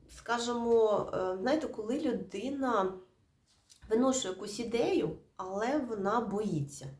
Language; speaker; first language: Ukrainian; native; Ukrainian